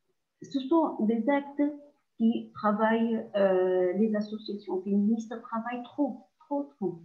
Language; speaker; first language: French; non-native, local second language; Arabic